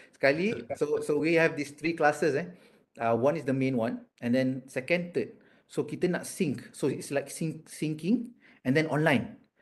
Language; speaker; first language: English; non-native, local second language; Malay